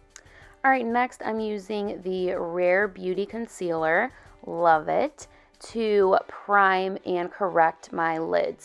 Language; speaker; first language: English; native; English